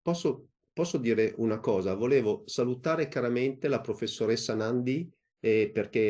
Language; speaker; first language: Italian; native; Italian